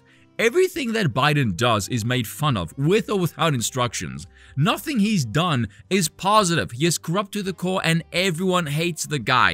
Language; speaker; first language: English; native; English